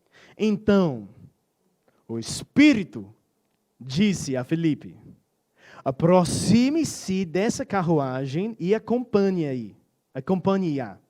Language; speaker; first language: Portuguese; non-native, fluent; English